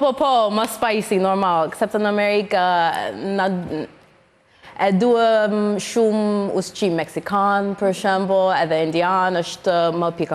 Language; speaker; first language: Albanian; non-native, learner; English